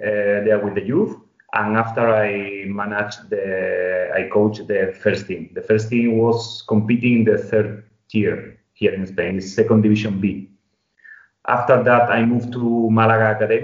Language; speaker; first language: English; non-native, fluent; Spanish